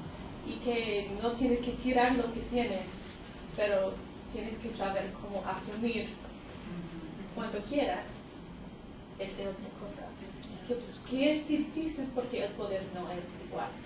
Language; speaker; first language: Spanish; non-native, fluent; English